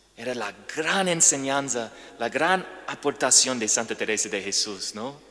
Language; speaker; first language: Spanish; non-native, fluent; English